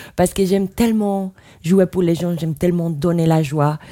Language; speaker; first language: French; non-native, fluent; Spanish